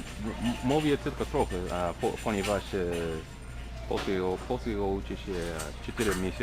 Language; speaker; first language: Polish; non-native, learner; English